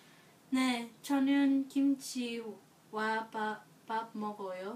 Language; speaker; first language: Korean; non-native, learner; English